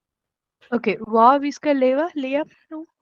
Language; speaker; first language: Danish; non-native, learner; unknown